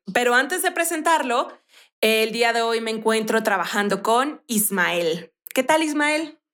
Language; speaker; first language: Spanish; native; Spanish